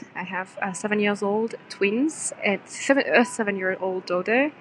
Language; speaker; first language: English; non-native, fluent; French